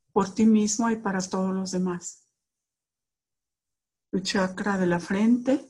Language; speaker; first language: Spanish; native; Spanish